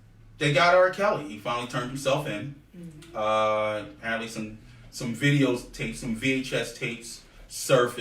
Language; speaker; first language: English; native; English